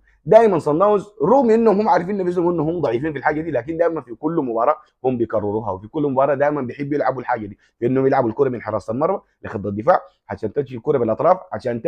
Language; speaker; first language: Arabic; native; Arabic